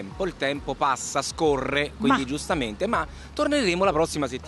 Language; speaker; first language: Italian; native; Italian